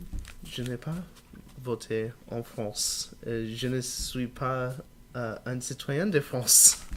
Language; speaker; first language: French; non-native, learner; English